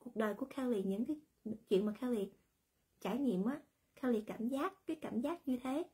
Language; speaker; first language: Vietnamese; early bilingual, heritage; Vietnamese